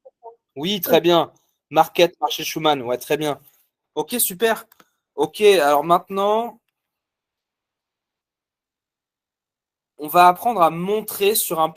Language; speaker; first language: French; non-native, fluent; Vietnamese